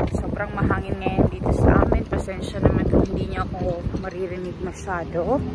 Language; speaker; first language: Filipino; native; Filipino